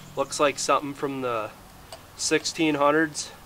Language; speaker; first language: English; native; English